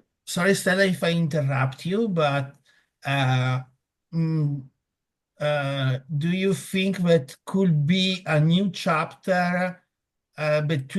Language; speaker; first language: English; non-native, fluent; Italian